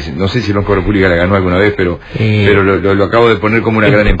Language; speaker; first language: Spanish; native; Spanish